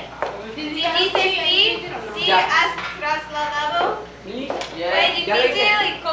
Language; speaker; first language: Spanish; early bilingual, other home language; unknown